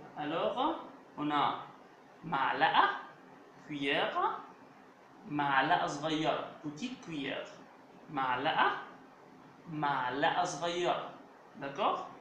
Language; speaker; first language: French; non-native, fluent; Arabic